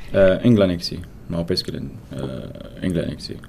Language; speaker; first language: Finnish; non-native, learner; Arabic